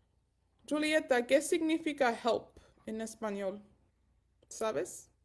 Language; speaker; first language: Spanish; early bilingual, heritage; Spanish